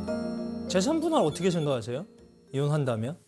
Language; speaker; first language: Korean; native; Korean